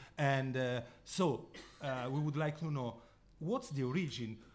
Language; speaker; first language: English; non-native, fluent; Italian